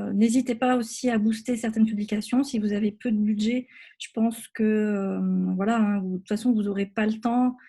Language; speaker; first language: French; native; French